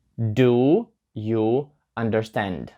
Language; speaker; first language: English; non-native, learner; Ukrainian